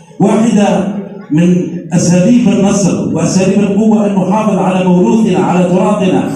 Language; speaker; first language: Arabic; native; Arabic